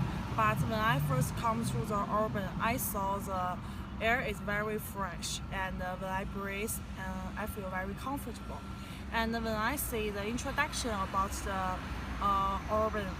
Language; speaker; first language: English; non-native, learner; Chinese